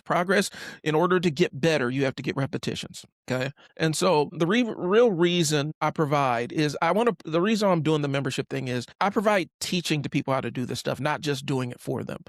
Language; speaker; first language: English; native; English